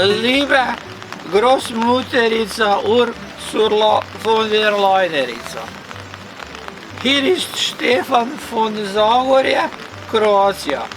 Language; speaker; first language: German; non-native, learner; Croatian